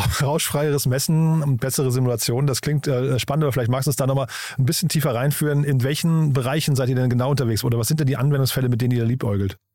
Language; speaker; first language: German; native; German